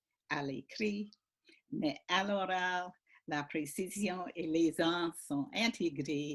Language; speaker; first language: French; non-native, fluent; English